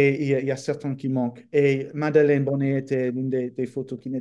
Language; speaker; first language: French; non-native, fluent; English